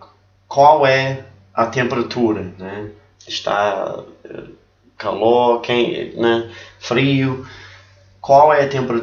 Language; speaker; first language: Portuguese; non-native, fluent; English